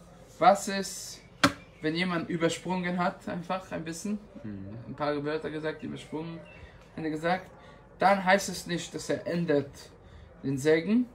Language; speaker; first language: German; non-native, fluent; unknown